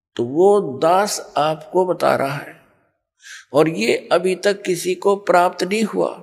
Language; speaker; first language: Hindi; native; Hindi